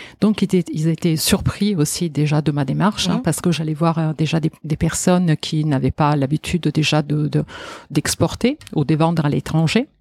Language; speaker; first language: French; non-native, fluent; Italian